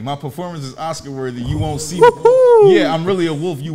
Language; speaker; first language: English; native; English